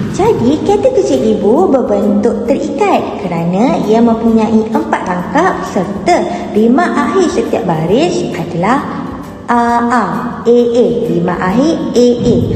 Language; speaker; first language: Malay; native; Malay